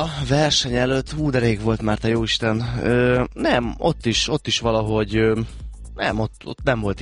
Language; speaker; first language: Hungarian; native; Hungarian